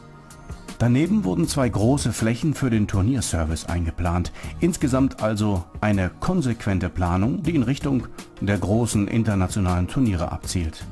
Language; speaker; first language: German; native; German